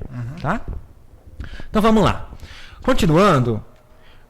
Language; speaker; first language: Portuguese; native; Portuguese